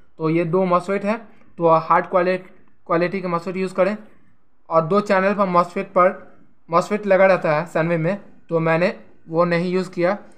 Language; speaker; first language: Hindi; native; Hindi